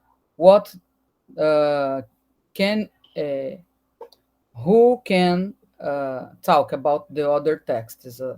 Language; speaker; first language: English; non-native, learner; Portuguese